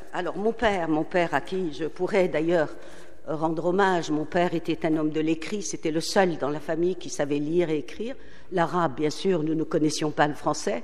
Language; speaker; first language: French; non-native, local second language; Arabic